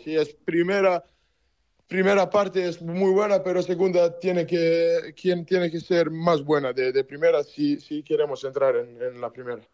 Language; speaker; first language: Spanish; non-native, learner; Serbian